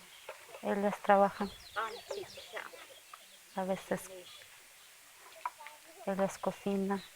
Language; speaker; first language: Spanish; non-native, local second language; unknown